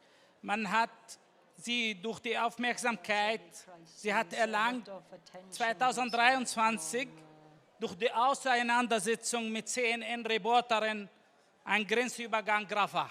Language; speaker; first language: German; non-native, learner; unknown